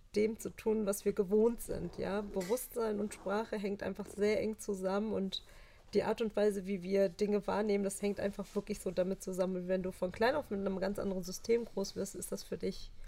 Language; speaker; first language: German; early bilingual, other home language; Turkish